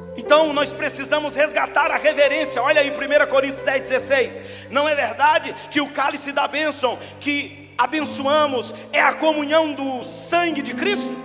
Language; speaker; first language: Portuguese; native; Portuguese